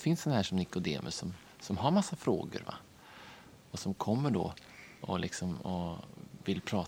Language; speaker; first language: Swedish; native; Swedish